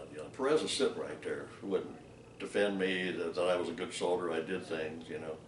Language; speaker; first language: English; native; English